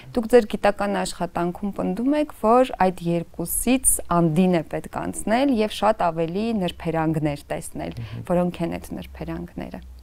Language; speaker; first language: Armenian; native; Armenian